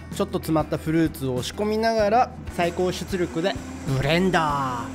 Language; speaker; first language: Japanese; native; Japanese